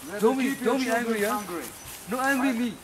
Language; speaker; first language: English; non-native, learner; Burmese